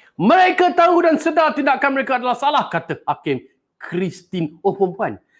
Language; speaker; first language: Malay; native; Malay